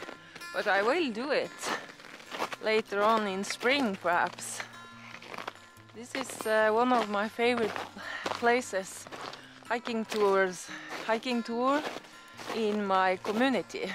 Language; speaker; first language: English; non-native, learner; Norwegian